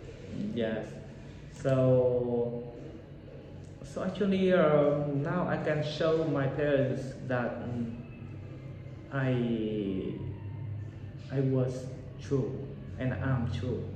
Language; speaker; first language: English; non-native, learner; Vietnamese